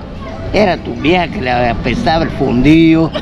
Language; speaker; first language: Spanish; native; Spanish